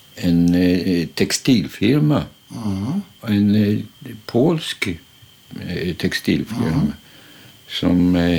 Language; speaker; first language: Swedish; early bilingual, other home language; German